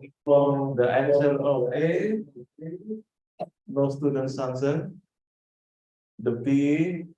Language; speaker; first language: English; non-native, fluent; Indonesian